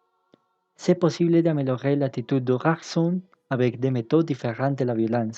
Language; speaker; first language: French; non-native, learner; Spanish